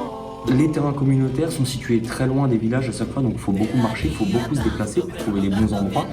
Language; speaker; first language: French; native; French